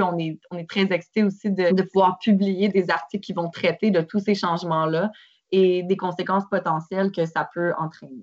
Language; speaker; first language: French; native; French